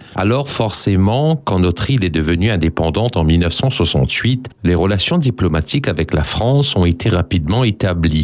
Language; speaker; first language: French; non-native, local second language; Morisyen